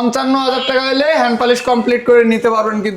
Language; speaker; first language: Bangla; native; Bangla